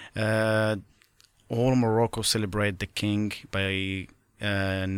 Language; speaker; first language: English; non-native, fluent; Arabic